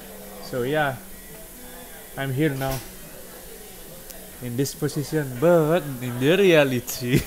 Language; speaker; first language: English; non-native, learner; Indonesian